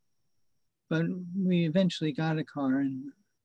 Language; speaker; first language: English; native; English